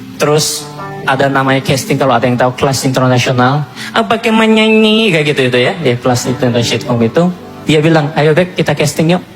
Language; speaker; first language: Indonesian; non-native, fluent; Korean